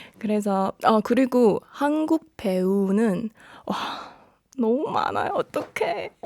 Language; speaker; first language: Korean; non-native, fluent; Chinese